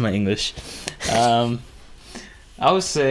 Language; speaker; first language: English; non-native, fluent; Vietnamese